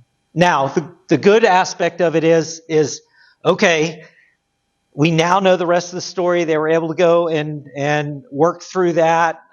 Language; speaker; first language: English; native; English